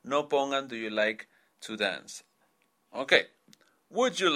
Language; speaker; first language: English; non-native, fluent; Spanish